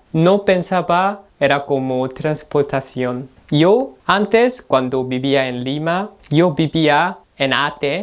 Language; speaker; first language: Spanish; non-native, learner; Korean